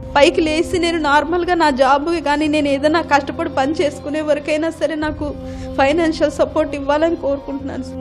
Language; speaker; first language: Telugu; native; Telugu